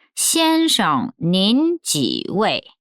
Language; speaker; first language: Chinese; non-native, fluent; Korean